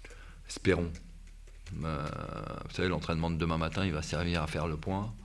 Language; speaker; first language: French; native; French